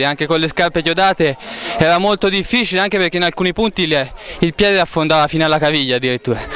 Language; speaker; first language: Italian; native; Italian